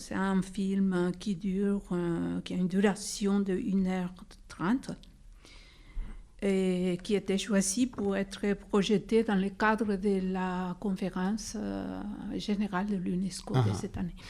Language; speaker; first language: French; non-native, fluent; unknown